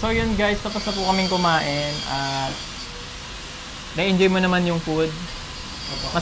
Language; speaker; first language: Filipino; native; Filipino